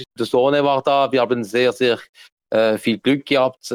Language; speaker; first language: German; non-native, local second language; French